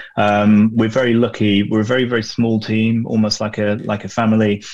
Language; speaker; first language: English; native; English